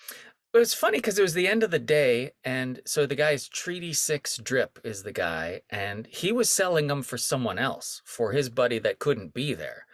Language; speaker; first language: English; native; English